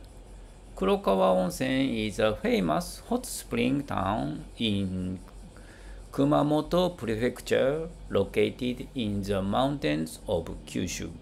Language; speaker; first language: English; non-native, learner; Japanese